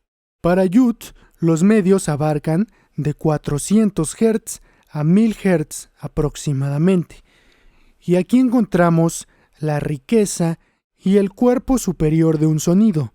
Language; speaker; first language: Spanish; native; Spanish